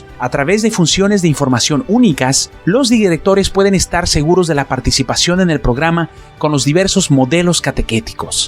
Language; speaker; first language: Spanish; native; Spanish